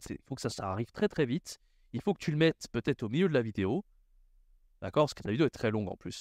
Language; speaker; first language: French; native; French